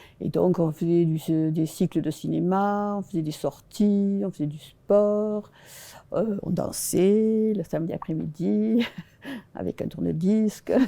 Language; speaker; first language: French; early bilingual, other home language; Spanish